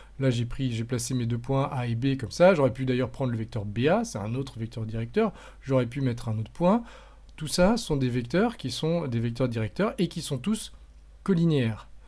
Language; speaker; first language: French; native; French